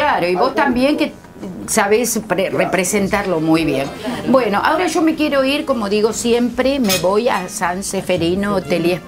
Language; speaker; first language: Spanish; native; Spanish